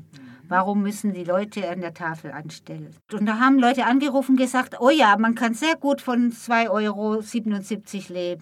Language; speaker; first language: German; native; German